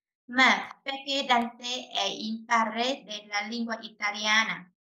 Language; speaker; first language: Italian; non-native, fluent; Vietnamese